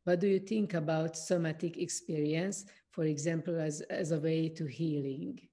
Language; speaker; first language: English; non-native, learner; Hungarian